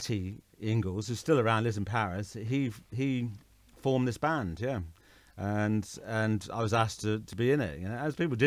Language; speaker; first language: English; native; English